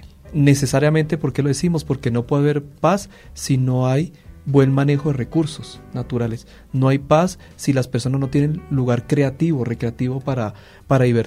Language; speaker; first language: Spanish; native; Spanish